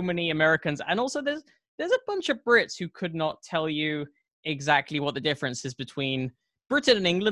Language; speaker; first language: English; native; English